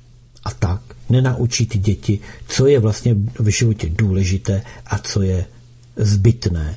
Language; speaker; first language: Czech; native; Czech